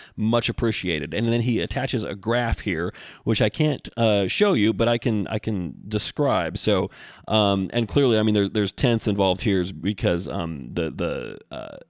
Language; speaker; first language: English; native; English